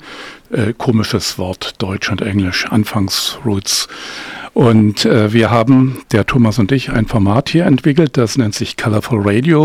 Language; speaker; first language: German; native; German